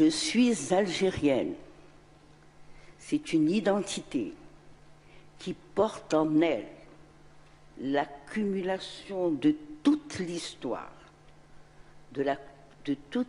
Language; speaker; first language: French; non-native, local second language; Arabic